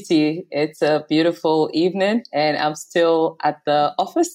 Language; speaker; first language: English; non-native, local second language; Hausa